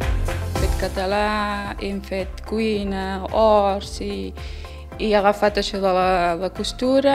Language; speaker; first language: Catalan; non-native, fluent; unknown